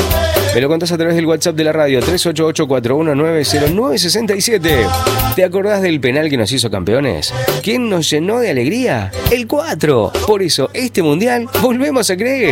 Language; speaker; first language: Spanish; native; Spanish